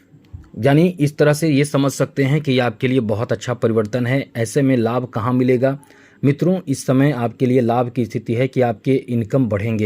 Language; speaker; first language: Hindi; native; Hindi